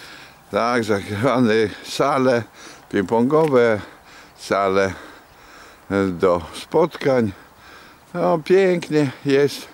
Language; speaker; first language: Polish; native; Polish